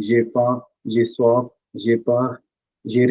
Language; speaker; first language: French; non-native, fluent; Punjabi